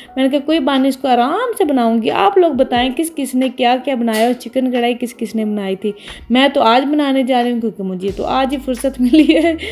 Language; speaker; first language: Urdu; non-native, local second language; Punjabi